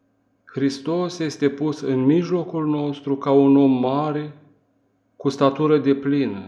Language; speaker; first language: Romanian; native; Romanian